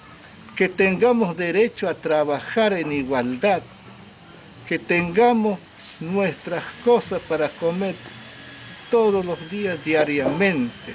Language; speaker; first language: Spanish; non-native, local second language; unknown